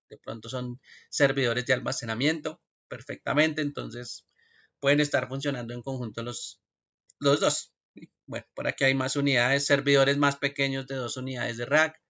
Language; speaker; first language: Spanish; native; Spanish